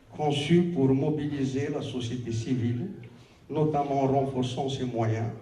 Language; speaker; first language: French; non-native, local second language; Arabic